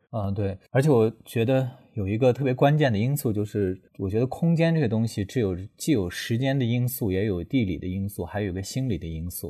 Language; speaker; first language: Chinese; native; Chinese